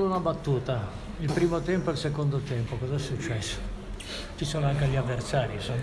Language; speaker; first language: Italian; native; Italian